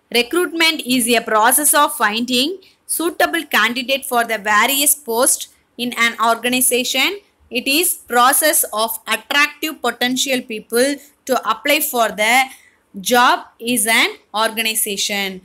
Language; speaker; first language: English; non-native, local second language; Tamil